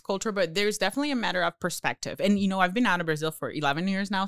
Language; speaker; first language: English; non-native, fluent; Portuguese